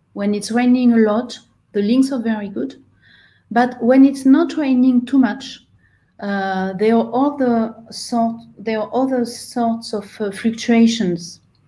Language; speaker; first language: English; non-native, fluent; French